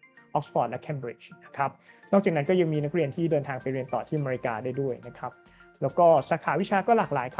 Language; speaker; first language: Thai; native; Thai